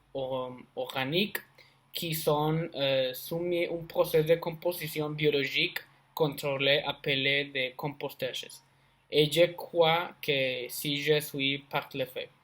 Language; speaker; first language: French; non-native, learner; Spanish